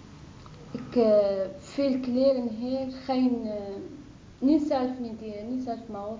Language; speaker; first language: Dutch; non-native, learner; Arabic